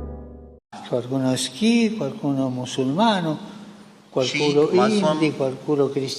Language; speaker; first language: Italian; non-native, fluent; Spanish